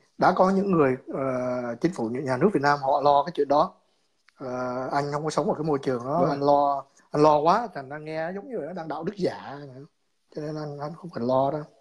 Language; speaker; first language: Vietnamese; native; Vietnamese